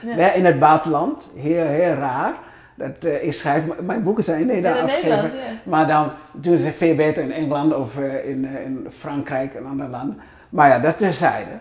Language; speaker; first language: Dutch; non-native, fluent; Arabic